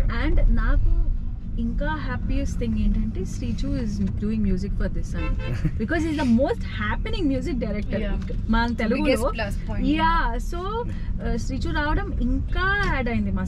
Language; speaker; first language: Telugu; native; Telugu